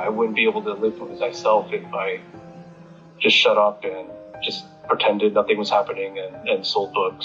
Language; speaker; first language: English; native; English